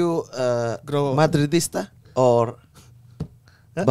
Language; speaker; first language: English; non-native, learner; Indonesian